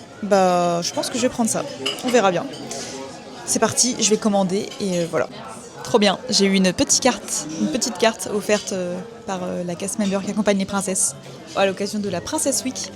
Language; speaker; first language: French; native; French